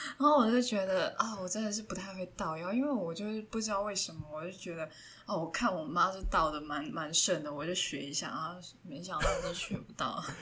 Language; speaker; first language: Chinese; non-native, local second language; Cantonese